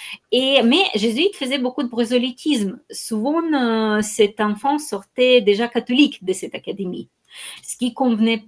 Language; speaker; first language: French; non-native, fluent; Ukrainian